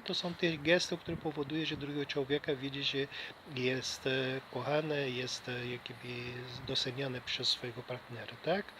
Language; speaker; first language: Polish; non-native, learner; Portuguese